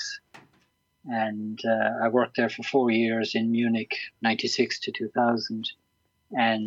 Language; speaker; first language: English; native; English